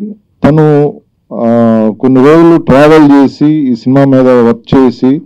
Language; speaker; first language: Telugu; native; Telugu